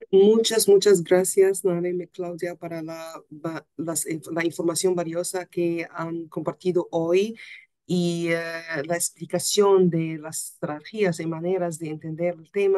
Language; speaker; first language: Spanish; non-native, fluent; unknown